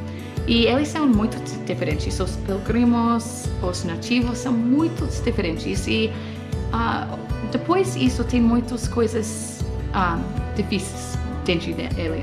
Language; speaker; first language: Portuguese; non-native, learner; English